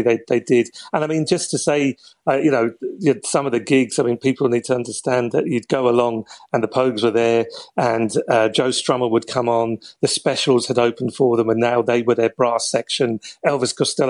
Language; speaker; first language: English; native; English